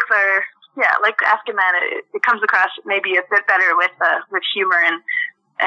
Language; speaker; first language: English; non-native, fluent; French